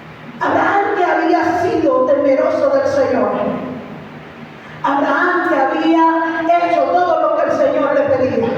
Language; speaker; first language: Spanish; native; Spanish